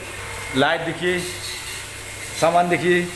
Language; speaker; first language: Hindi; non-native, local second language; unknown